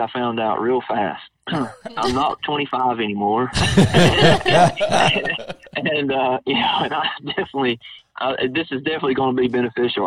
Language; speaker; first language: English; native; English